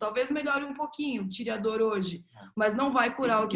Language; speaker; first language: Portuguese; native; Portuguese